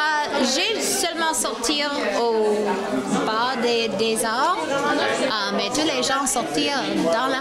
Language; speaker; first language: French; non-native, local second language; English